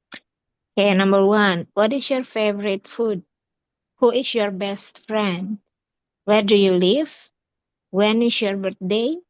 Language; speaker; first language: English; non-native, learner; Indonesian